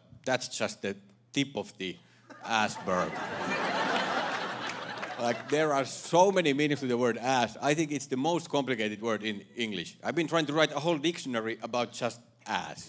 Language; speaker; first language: English; non-native, fluent; Finnish